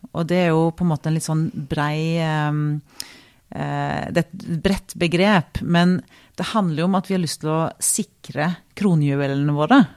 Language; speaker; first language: Norwegian; native; Norwegian